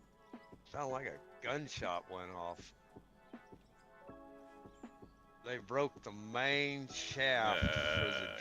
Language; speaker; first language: English; native; English